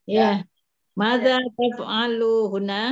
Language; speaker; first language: Arabic; non-native, learner; Indonesian